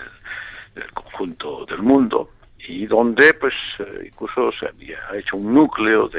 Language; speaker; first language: Spanish; native; Spanish